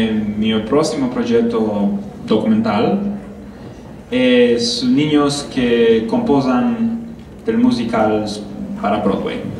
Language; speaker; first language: Spanish; non-native, learner; Romanian